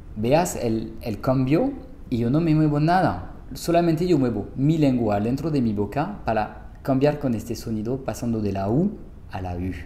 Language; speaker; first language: Spanish; non-native, fluent; French